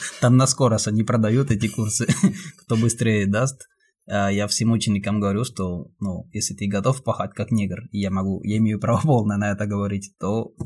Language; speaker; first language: Russian; non-native, fluent; Spanish